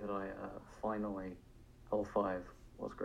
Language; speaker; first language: English; native; English